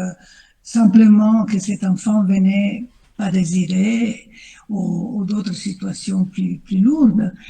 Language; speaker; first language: French; non-native, fluent; Italian